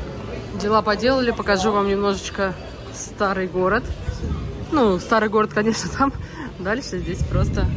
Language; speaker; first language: Russian; native; Russian